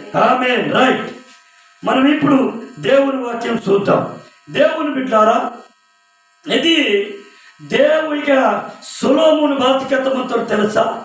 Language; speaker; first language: Telugu; non-native, local second language; Koya